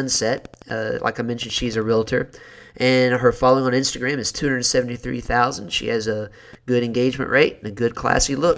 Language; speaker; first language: English; native; English